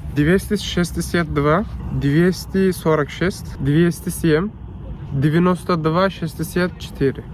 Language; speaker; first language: Russian; non-native, learner; Turkish